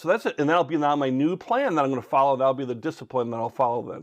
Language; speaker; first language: English; native; English